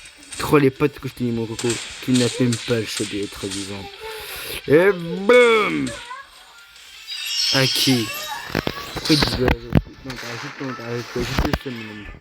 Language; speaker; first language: French; native; French